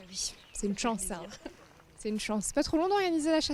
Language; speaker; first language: French; native; French